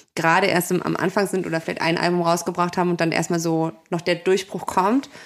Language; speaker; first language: German; native; German